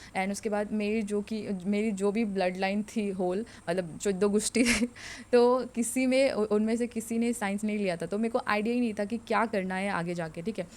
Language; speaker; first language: Hindi; non-native, local second language; Assamese